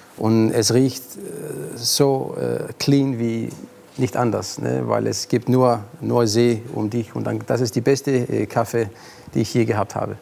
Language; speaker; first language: German; non-native, fluent; Arabic